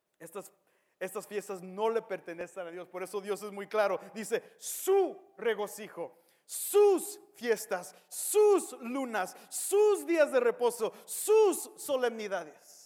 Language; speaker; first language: Spanish; early bilingual, heritage; Spanish